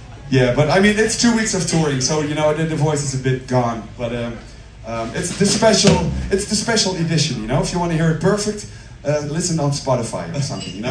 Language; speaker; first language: English; non-native, fluent; Dutch